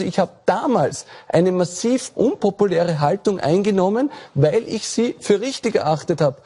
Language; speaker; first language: German; native; German